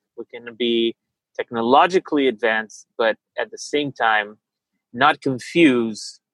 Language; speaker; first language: English; early bilingual, other home language; Portuguese